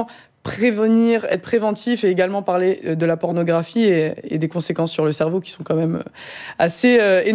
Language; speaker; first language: French; native; French